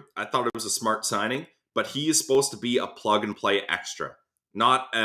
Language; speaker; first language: English; native; English